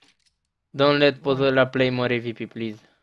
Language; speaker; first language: English; non-native, learner; Romanian